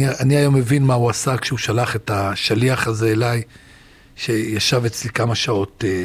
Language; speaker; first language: Hebrew; native; Hebrew